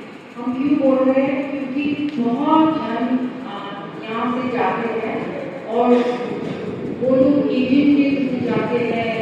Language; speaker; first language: Hindi; non-native, local second language; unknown